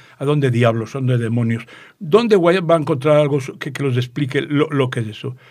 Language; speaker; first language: Spanish; native; Spanish